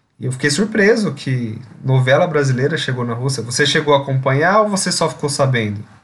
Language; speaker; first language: Portuguese; native; Portuguese